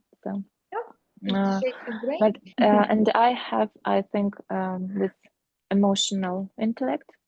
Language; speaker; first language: English; non-native, fluent; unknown